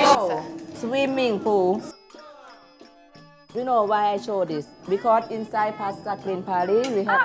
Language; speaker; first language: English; non-native, learner; Thai